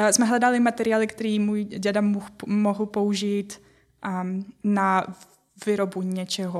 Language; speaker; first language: Czech; non-native, fluent; Ukrainian